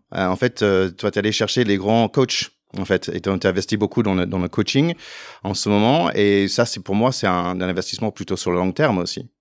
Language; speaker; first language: French; non-native, fluent; English